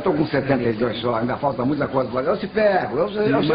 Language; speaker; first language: Portuguese; native; Portuguese